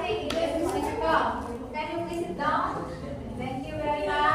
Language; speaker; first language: English; non-native, fluent; Indonesian